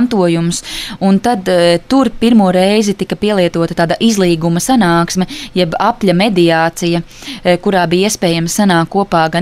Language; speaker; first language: Latvian; native; Latvian